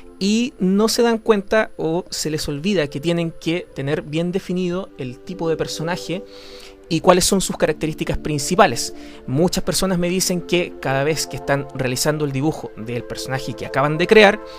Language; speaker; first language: Spanish; native; Spanish